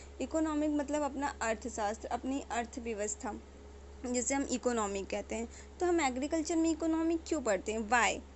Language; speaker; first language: Hindi; native; Hindi